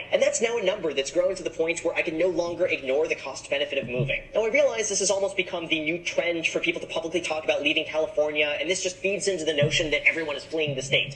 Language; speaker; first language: English; native; English